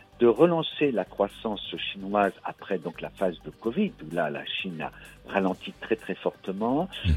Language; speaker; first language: French; native; French